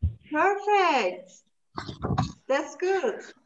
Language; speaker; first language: English; non-native, fluent; Turkish